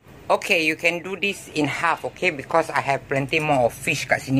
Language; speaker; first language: English; non-native, local second language; Malay